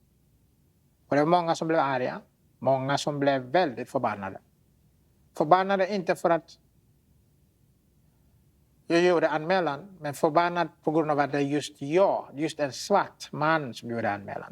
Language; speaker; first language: Swedish; non-native, fluent; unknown